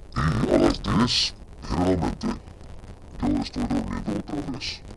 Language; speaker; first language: Spanish; non-native, fluent; English